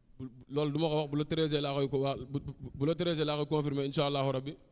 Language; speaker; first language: Wolof; native; Wolof